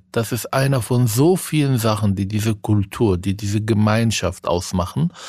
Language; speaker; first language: German; non-native, fluent; Arabic